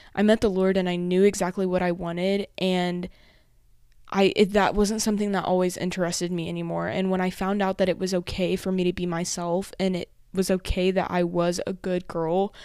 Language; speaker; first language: English; native; English